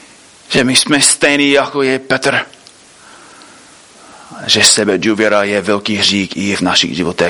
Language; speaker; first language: Czech; non-native, fluent; English